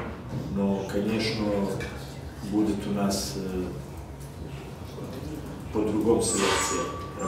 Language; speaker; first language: Russian; non-native, fluent; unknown